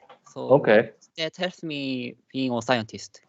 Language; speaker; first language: English; non-native, learner; Korean